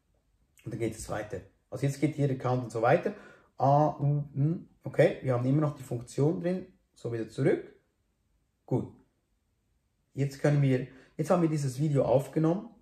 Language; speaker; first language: German; native; German